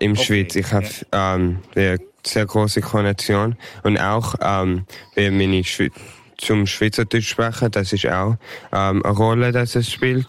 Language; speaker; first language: German; early bilingual, heritage; English